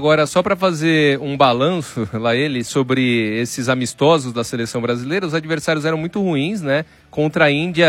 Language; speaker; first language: Portuguese; native; Portuguese